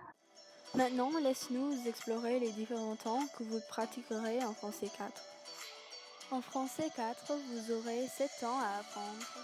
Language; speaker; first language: French; non-native, learner; English